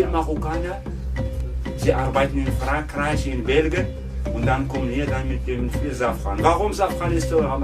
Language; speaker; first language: German; non-native, learner; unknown